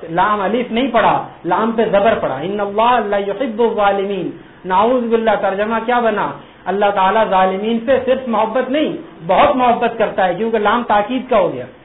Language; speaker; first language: Urdu; native; Urdu